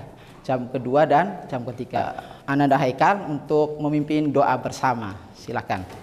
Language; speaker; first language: Indonesian; native; Indonesian